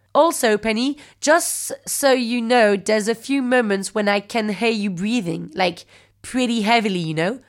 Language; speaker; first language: English; non-native, fluent; French